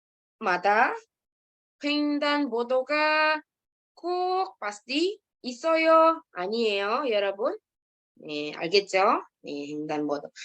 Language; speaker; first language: Korean; non-native, fluent; Indonesian